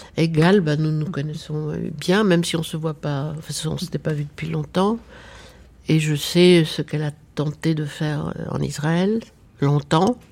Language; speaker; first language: French; native; French